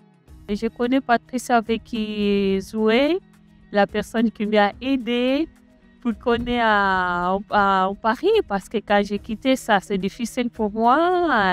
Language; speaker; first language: French; non-native, learner; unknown